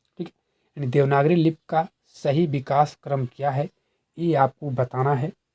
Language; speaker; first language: Hindi; native; Hindi